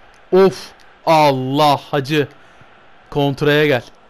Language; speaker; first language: Turkish; native; Turkish